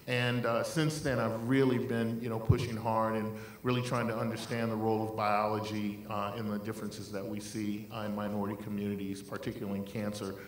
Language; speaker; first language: English; native; English